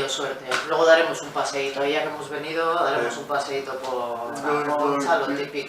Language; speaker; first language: Spanish; native; Spanish